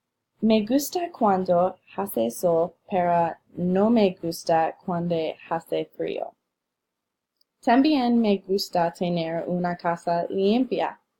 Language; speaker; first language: Spanish; non-native, learner; English